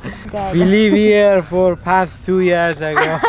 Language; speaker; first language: English; non-native, learner; Persian